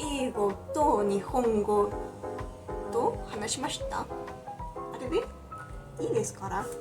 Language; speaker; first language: Japanese; non-native, learner; Spanish